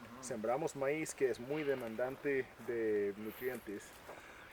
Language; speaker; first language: Spanish; native; Spanish